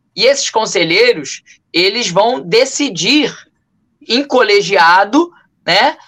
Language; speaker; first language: Portuguese; native; Portuguese